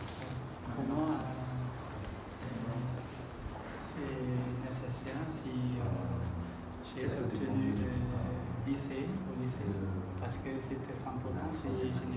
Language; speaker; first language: French; non-native, learner; Khmer